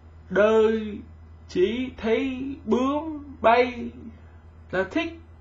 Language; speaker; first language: Vietnamese; early bilingual, other home language; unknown